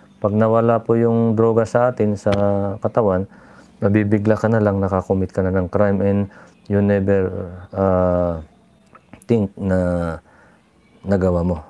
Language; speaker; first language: Filipino; non-native, local second language; Iloko